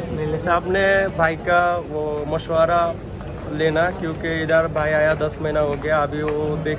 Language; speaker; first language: Hindi; non-native, learner; Bangla